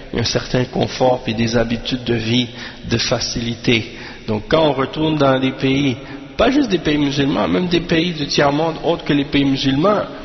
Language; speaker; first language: French; native; French